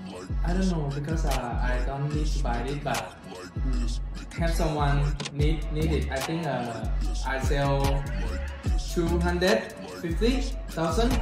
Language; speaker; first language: English; non-native, learner; Thai